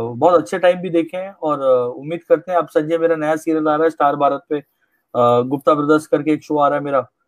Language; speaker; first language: Hindi; native; Hindi